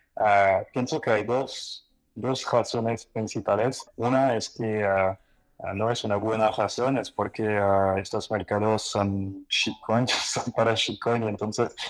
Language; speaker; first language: Spanish; non-native, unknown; French